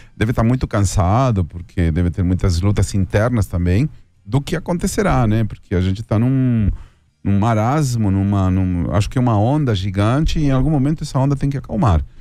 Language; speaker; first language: Portuguese; non-native, fluent; Spanish